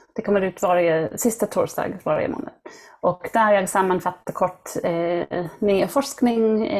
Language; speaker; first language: Swedish; non-native, fluent; English